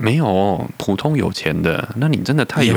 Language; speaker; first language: Chinese; native; Chinese